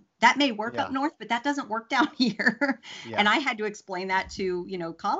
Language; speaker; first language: English; native; English